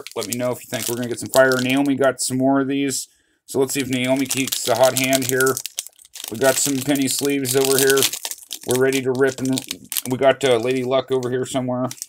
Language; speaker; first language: English; native; English